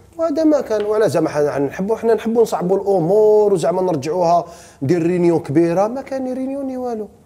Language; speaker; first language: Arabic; native; Arabic